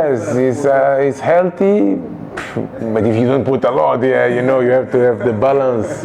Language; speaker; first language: English; non-native, local second language; Kabuverdianu